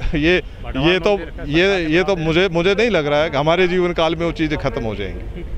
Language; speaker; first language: Hindi; native; Hindi